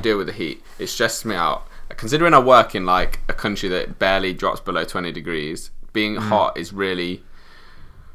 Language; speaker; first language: English; native; English